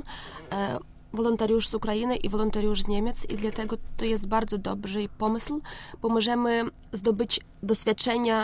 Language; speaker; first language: Polish; non-native, learner; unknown